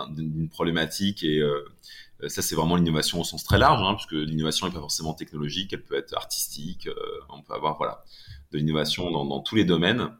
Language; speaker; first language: French; native; French